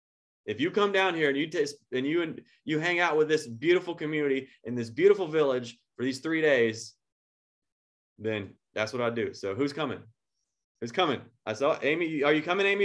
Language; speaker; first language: English; native; English